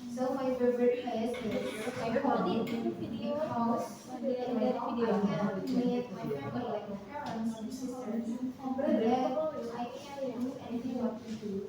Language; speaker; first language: English; non-native, learner; Indonesian